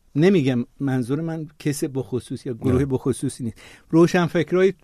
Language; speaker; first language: Persian; non-native, local second language; Azerbaijani